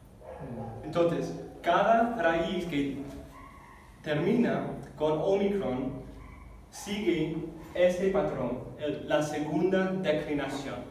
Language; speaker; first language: Spanish; non-native, fluent; English